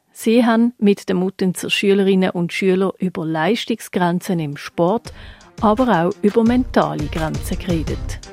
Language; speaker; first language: German; native; German